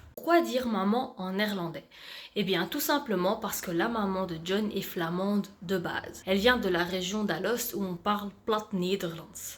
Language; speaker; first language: French; native; French